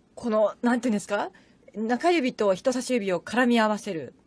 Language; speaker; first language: Japanese; non-native, fluent; English